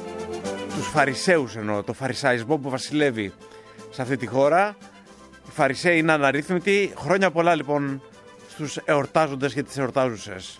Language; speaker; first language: Greek; native; Greek